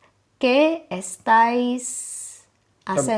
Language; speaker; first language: Spanish; non-native, learner; Filipino